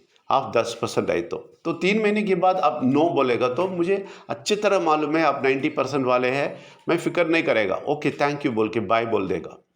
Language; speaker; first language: Hindi; non-native, local second language; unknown